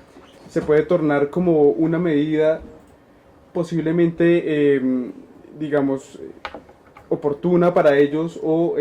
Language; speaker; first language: Spanish; native; Spanish